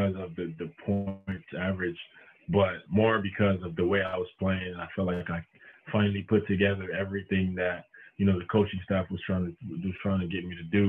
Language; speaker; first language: English; non-native, local second language; French